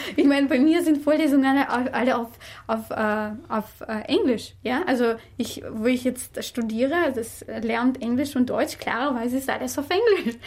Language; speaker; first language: German; non-native, fluent; Armenian